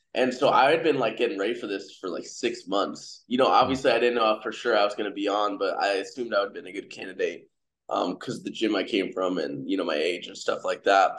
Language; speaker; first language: English; native; English